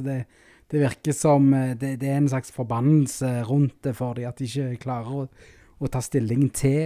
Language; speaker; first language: Norwegian; native; Norwegian